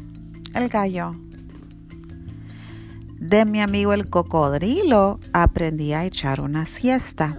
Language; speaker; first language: Spanish; early bilingual, heritage; Spanish